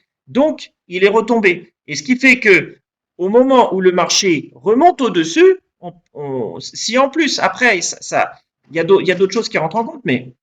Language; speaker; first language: French; native; French